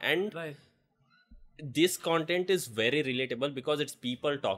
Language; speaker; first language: English; non-native, local second language; Kannada